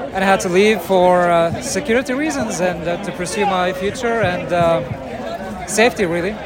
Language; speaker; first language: English; non-native, fluent; Arabic